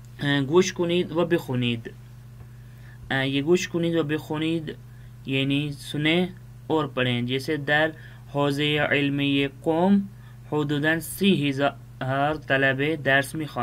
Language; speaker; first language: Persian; non-native, fluent; Urdu